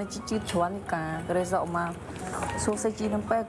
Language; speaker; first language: Korean; non-native, learner; Khmer